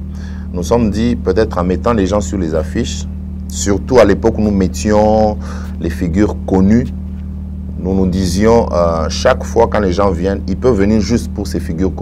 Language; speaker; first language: French; non-native, local second language; Swahili